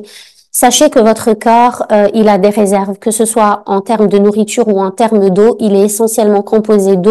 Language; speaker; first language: French; native; French